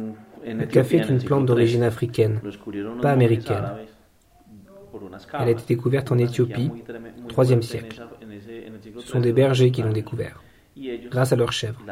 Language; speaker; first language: French; non-native, fluent; Spanish